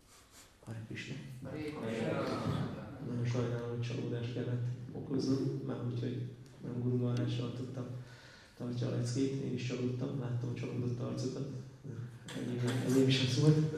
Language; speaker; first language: Hungarian; native; Hungarian